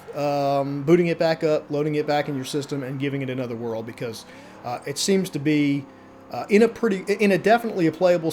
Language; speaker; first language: English; native; English